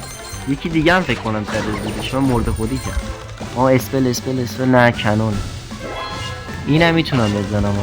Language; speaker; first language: Persian; native; Persian